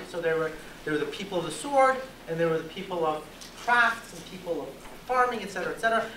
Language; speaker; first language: English; native; English